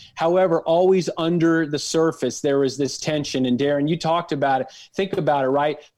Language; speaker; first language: English; native; English